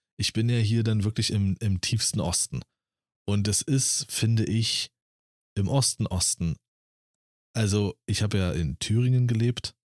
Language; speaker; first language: German; native; German